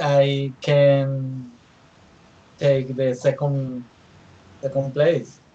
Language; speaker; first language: English; non-native, learner; Spanish